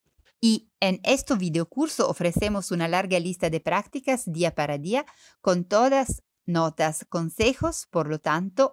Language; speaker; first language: Spanish; non-native, learner; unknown